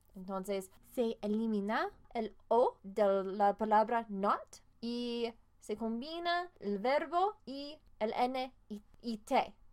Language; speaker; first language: Spanish; non-native, fluent; English